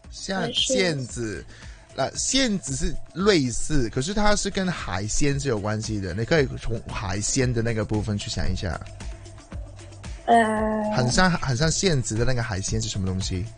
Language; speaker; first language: Chinese; non-native, local second language; Cantonese